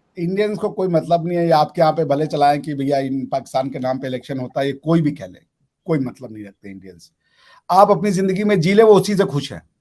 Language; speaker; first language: Hindi; native; Hindi